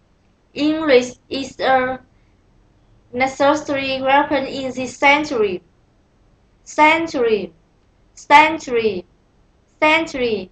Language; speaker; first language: English; non-native, learner; Vietnamese